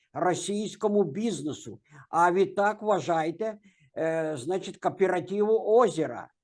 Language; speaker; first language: Ukrainian; native; Ukrainian